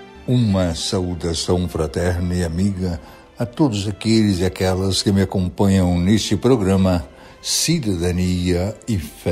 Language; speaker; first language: Portuguese; native; Portuguese